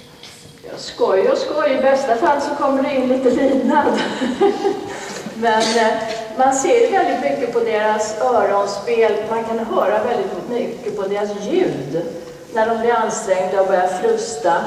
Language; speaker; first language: Swedish; native; Swedish